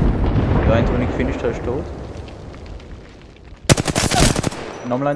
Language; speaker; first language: German; native; German